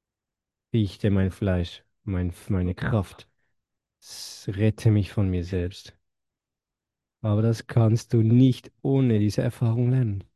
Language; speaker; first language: German; non-native, fluent; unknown